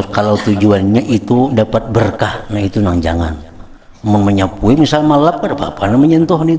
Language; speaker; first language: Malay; non-native, local second language; Banjar